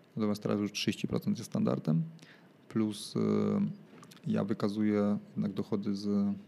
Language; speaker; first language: Polish; native; Polish